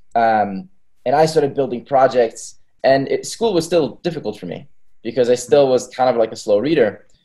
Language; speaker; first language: English; early bilingual, other home language; Hebrew